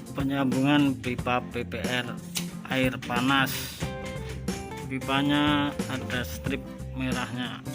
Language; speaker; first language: Indonesian; non-native, local second language; Javanese